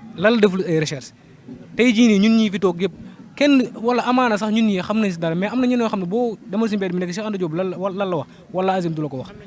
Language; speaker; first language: Wolof; non-native, local second language; Fula